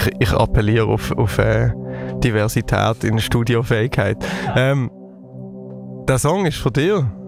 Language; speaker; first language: German; native; German